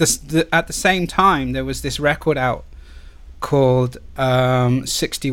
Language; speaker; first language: English; native; English